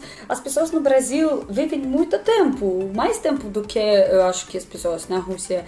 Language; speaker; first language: Portuguese; non-native, learner; Russian